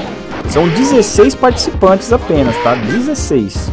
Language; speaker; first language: Portuguese; native; Portuguese